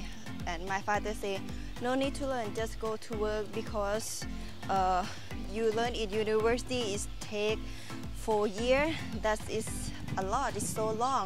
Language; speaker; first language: English; non-native, learner; Thai